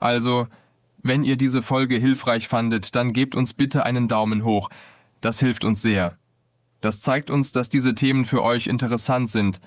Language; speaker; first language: German; non-native, fluent; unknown